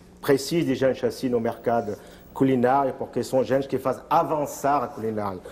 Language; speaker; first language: Portuguese; non-native, fluent; French